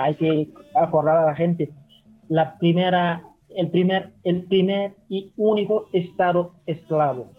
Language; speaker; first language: Spanish; non-native, fluent; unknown